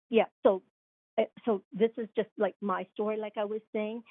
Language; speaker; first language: English; non-native, local second language; Cantonese